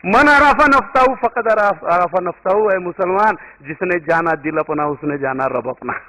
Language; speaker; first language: Hindi; non-native, local second language; Marathi